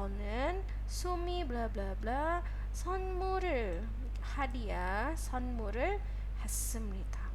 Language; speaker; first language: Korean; non-native, fluent; Indonesian